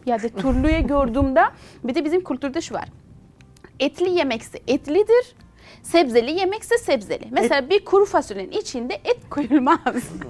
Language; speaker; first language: Turkish; non-native, fluent; Persian